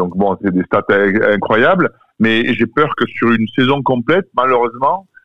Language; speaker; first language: French; native; French